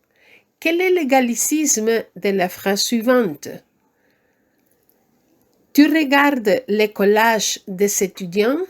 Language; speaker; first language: French; non-native, fluent; Spanish